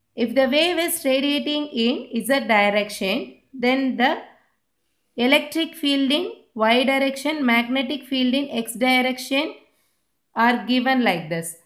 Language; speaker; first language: English; non-native, local second language; Tamil